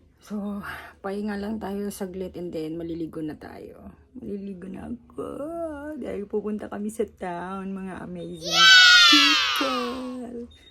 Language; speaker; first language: Filipino; non-native, local second language; Iloko